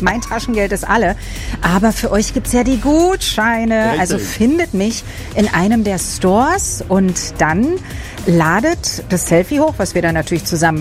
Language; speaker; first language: German; native; German